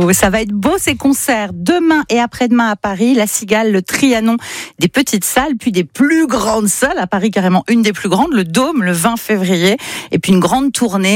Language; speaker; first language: French; native; French